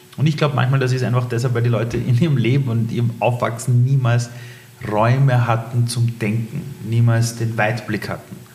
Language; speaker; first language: German; early bilingual, other home language; Persian